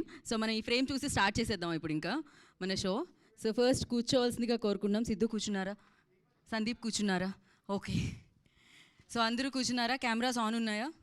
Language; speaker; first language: Telugu; native; Telugu